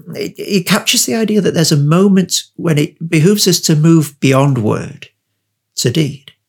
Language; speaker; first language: English; native; English